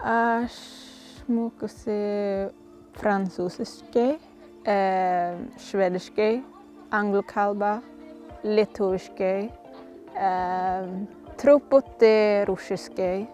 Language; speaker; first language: Lithuanian; early bilingual, heritage; Lithuanian